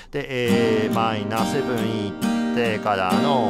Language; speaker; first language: Japanese; native; Japanese